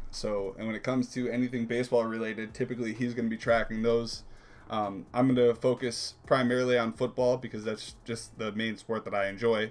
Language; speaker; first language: English; native; English